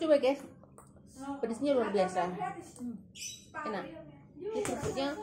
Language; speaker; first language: Indonesian; non-native, local second language; Javanese